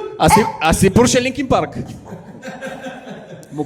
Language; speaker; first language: Hebrew; native; Hebrew